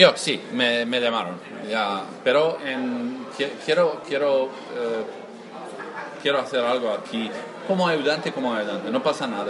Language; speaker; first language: Spanish; non-native, learner; Croatian